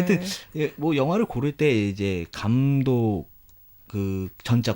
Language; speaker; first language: Korean; native; Korean